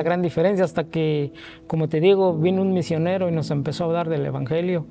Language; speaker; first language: Spanish; native; Spanish